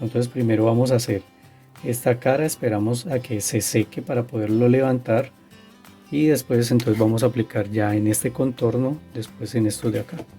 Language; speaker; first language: Spanish; native; Spanish